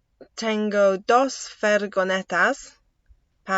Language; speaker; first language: Spanish; non-native, learner; English